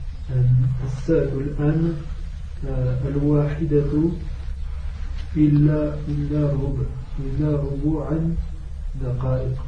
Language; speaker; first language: Arabic; non-native, learner; French